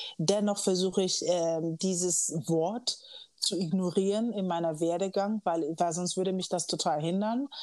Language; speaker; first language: German; early bilingual, other home language; Akan